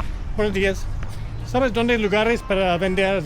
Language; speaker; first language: Spanish; non-native, learner; English